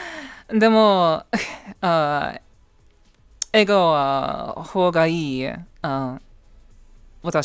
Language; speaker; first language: Japanese; non-native, learner; English